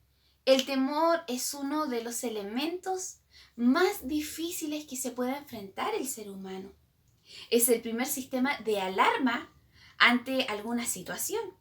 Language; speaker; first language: Spanish; native; Spanish